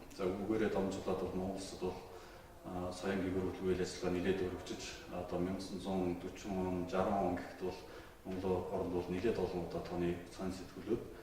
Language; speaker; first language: Mongolian; non-native, local second language; Kazakh